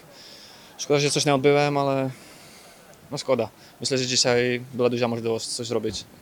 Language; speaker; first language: Polish; non-native, fluent; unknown